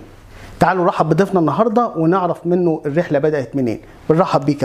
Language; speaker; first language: Arabic; native; Arabic